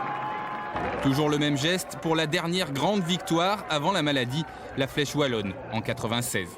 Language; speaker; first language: French; native; French